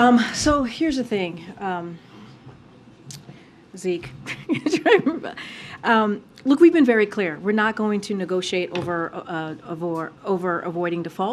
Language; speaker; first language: English; native; English